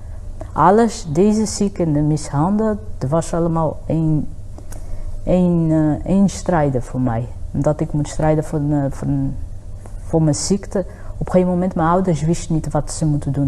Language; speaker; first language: Dutch; non-native, fluent; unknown